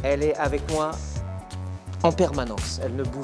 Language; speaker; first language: French; native; French